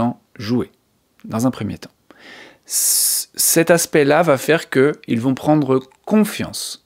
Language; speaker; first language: French; native; French